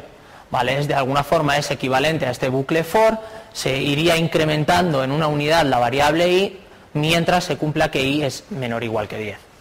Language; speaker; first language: Spanish; native; Spanish